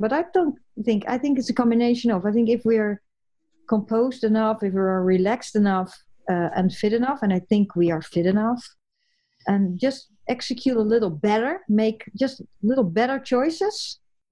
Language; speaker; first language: English; non-native, fluent; Dutch